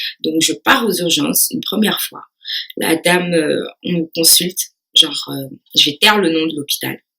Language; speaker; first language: French; early bilingual, other home language; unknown